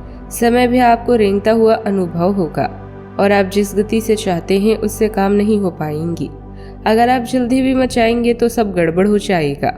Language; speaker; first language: Hindi; native; Hindi